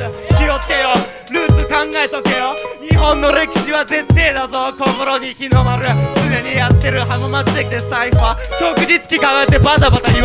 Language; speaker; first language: Japanese; native; Japanese